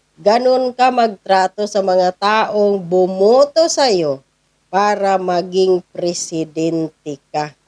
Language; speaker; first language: Filipino; non-native, local second language; Cebuano